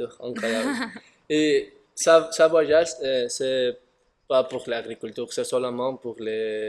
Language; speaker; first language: French; non-native, learner; Spanish